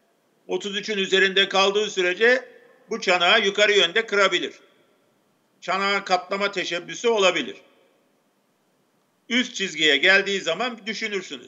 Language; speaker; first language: Turkish; native; Turkish